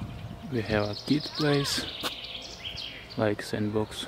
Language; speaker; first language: English; non-native, learner; Russian